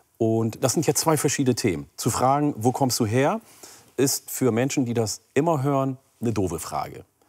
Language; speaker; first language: German; early bilingual, other home language; Oromo